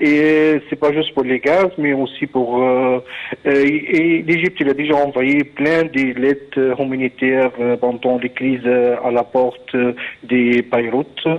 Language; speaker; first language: French; non-native, fluent; Arabic